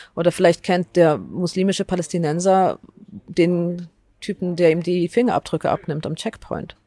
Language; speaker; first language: German; native; German